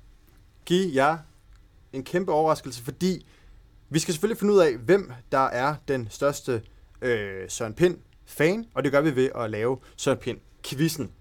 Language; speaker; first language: Danish; native; Danish